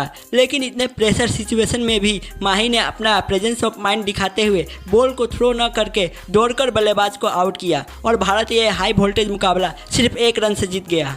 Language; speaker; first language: Hindi; native; Hindi